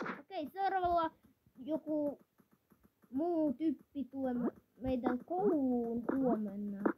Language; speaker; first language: Finnish; non-native, learner; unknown